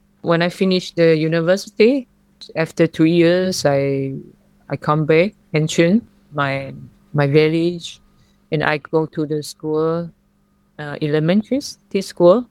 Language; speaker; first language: English; non-native, learner; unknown